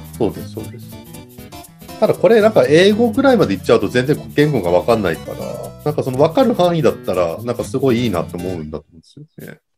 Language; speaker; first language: Japanese; native; Japanese